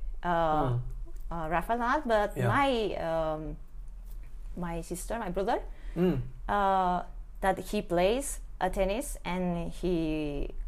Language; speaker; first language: English; non-native, learner; Spanish